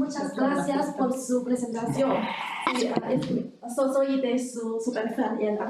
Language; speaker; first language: Spanish; non-native, learner; Chinese